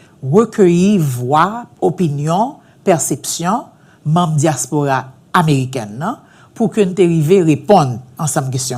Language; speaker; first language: Haitian Creole; early bilingual, heritage; Haitian Creole